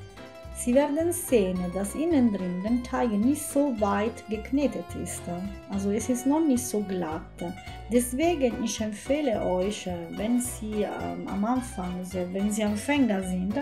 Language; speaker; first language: German; non-native, fluent; Italian